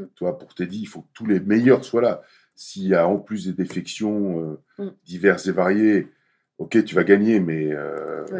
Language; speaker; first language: French; native; French